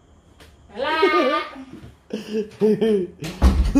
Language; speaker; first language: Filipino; non-native, local second language; Cebuano